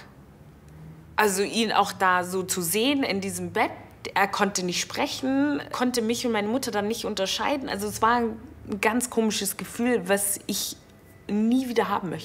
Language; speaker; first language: German; early bilingual, other home language; Wolof